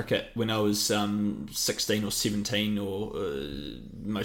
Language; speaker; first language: English; native; English